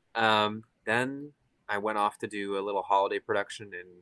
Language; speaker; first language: English; native; English